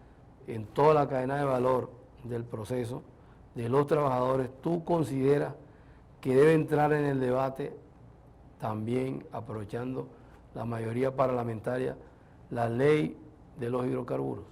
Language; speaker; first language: Spanish; native; Spanish